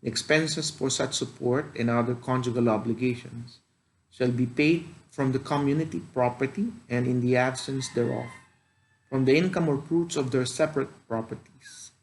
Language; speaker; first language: English; non-native, local second language; Filipino